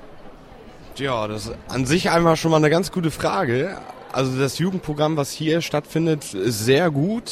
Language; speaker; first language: German; native; German